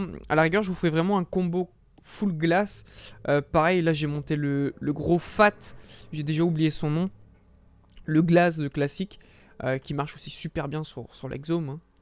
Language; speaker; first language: French; native; French